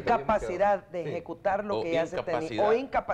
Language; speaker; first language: Spanish; native; Spanish